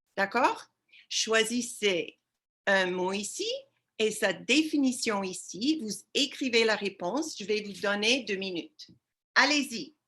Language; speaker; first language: French; non-native, fluent; English